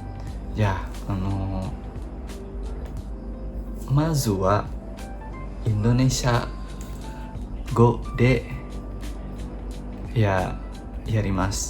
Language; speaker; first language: Japanese; non-native, learner; Indonesian